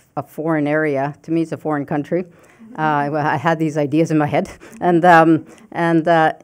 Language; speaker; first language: English; non-native, fluent; Cree